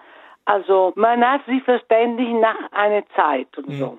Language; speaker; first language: German; non-native, fluent; Italian